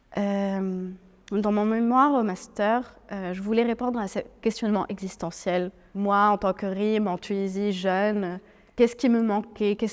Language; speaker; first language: French; non-native, local second language; Arabic